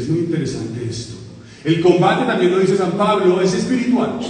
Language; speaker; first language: Spanish; native; Spanish